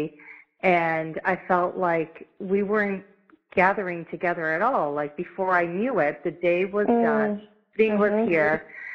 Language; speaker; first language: English; native; English